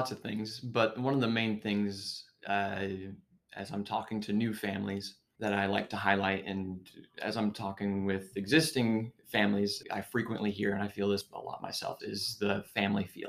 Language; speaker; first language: English; native; English